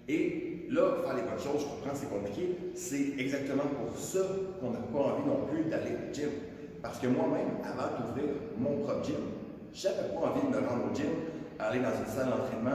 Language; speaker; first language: French; native; French